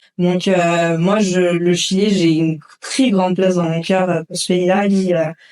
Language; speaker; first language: French; native; French